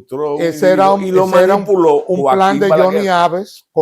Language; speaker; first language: Spanish; native; Spanish